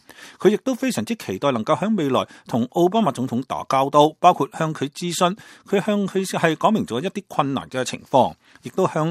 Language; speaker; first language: Chinese; non-native, local second language; Cantonese